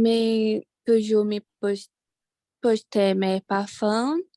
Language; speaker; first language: French; non-native, learner; Portuguese